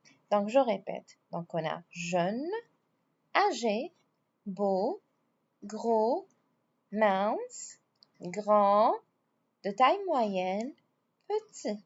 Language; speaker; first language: French; non-native, fluent; Arabic